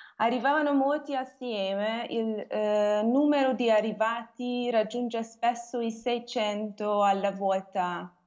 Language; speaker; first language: Italian; non-native, fluent; Hungarian